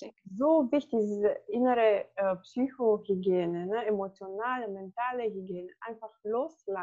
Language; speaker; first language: German; non-native, fluent; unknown